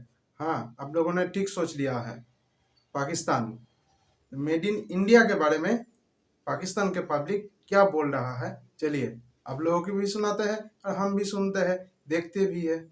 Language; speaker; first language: Hindi; non-native, local second language; Bangla